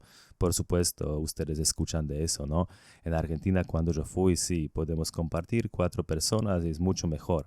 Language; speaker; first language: Spanish; non-native, learner; Slovak